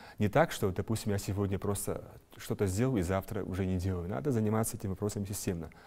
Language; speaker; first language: Russian; non-native, local second language; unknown